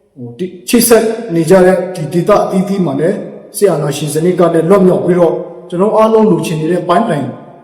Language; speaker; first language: Burmese; non-native, local second language; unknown